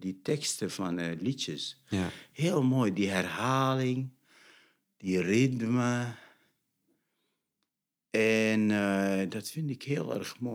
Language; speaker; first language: Dutch; non-native, fluent; Arabic